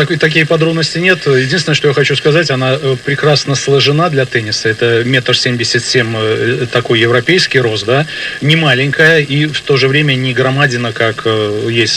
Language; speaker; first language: Russian; native; Russian